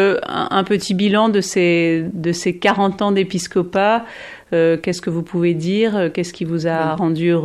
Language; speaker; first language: French; native; French